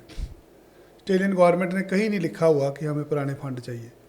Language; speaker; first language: Hindi; non-native, local second language; Punjabi